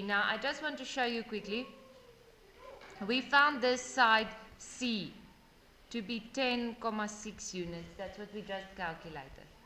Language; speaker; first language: English; non-native, local second language; Afrikaans